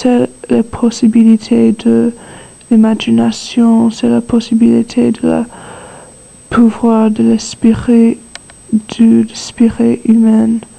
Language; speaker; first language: French; non-native, learner; English